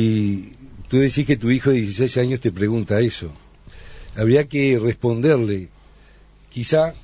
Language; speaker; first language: Spanish; native; Spanish